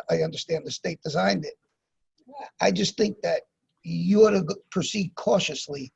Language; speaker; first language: English; native; English